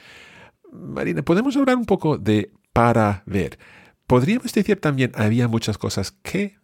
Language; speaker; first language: Spanish; non-native, fluent; English